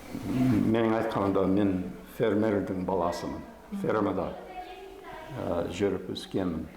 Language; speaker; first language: Kazakh; non-native, fluent; English